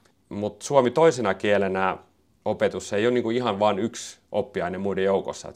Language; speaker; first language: Finnish; native; Finnish